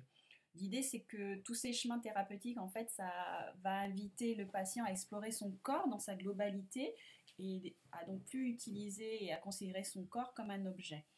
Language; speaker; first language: French; native; French